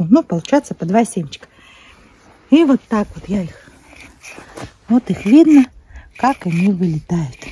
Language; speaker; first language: Russian; native; Russian